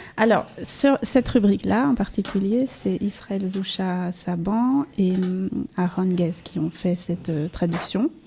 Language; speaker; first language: French; native; French